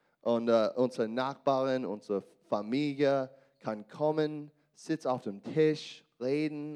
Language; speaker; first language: German; non-native, learner; English